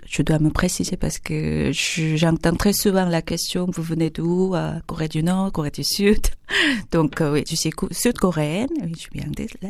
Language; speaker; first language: French; non-native, fluent; Korean